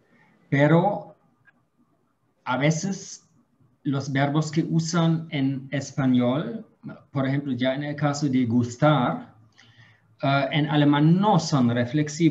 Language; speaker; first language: Spanish; non-native, fluent; German